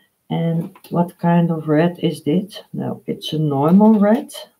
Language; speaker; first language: English; non-native, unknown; Dutch